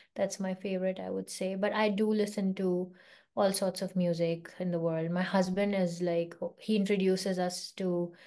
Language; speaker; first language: English; non-native, local second language; Hindi